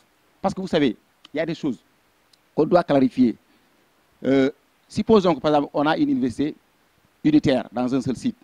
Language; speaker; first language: French; non-native, local second language; Fula